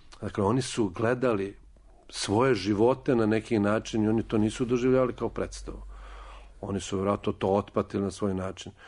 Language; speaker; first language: Serbian; native; Serbian